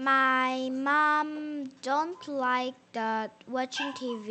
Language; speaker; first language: English; non-native, learner; Korean